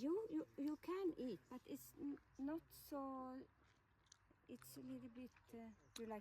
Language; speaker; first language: English; non-native, learner; Swedish